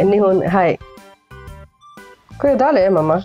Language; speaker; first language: Japanese; non-native, fluent; Burmese